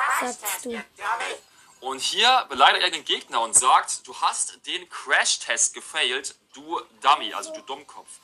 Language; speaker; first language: German; native; German